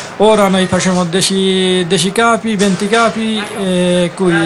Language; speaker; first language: Italian; non-native, learner; Bangla